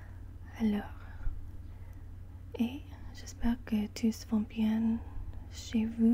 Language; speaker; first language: French; non-native, learner; English